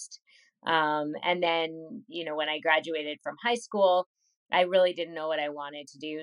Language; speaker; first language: English; native; English